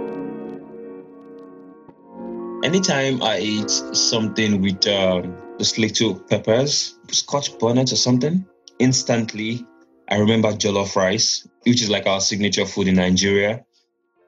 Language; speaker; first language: English; non-native, local second language; Yoruba